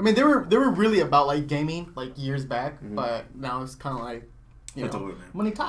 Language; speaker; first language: English; native; English